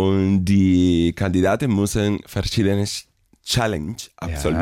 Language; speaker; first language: German; non-native, fluent; Spanish